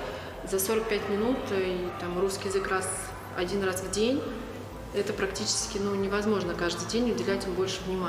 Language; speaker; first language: Russian; native; Russian